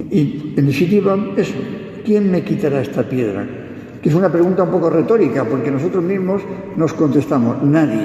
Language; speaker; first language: Spanish; native; Spanish